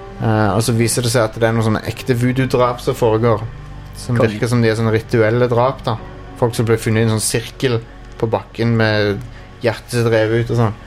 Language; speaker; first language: Norwegian; native; Norwegian